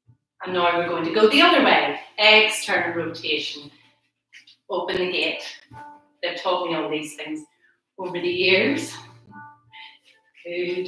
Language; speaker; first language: English; native; English